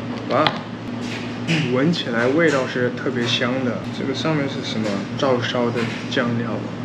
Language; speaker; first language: Chinese; non-native, fluent; Korean